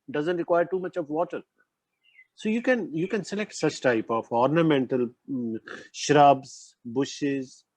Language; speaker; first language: English; non-native, local second language; Punjabi